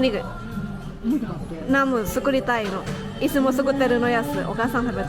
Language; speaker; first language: Japanese; non-native, learner; Thai